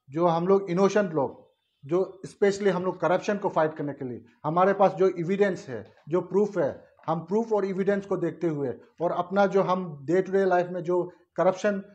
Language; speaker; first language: Hindi; non-native, local second language; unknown